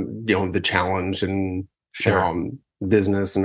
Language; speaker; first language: English; native; English